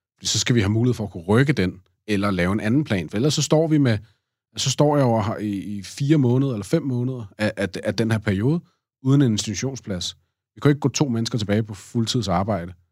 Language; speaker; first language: Danish; native; Danish